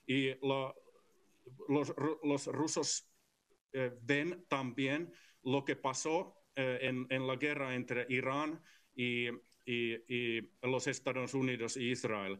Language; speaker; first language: Spanish; non-native, fluent; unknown